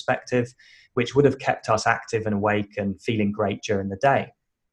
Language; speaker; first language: English; native; English